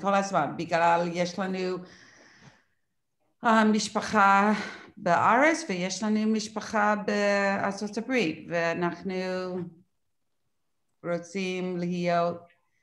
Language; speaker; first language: Hebrew; non-native, learner; English